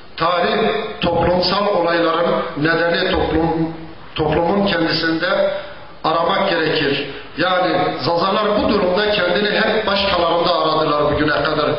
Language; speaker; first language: Turkish; non-native, local second language; Zaza